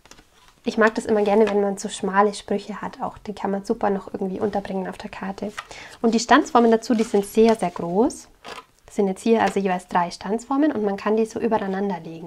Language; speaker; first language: German; native; German